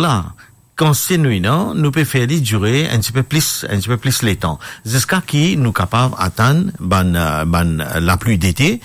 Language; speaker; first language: French; non-native, local second language; Morisyen